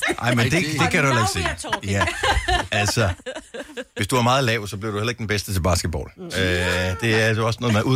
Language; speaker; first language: Danish; native; Danish